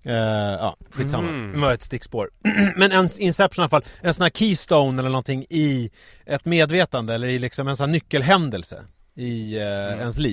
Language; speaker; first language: Swedish; native; Swedish